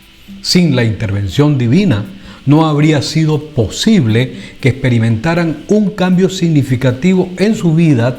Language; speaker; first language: Spanish; native; Spanish